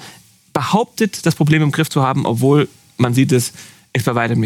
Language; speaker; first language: German; native; German